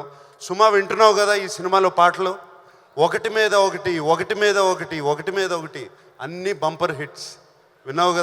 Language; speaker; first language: Telugu; native; Telugu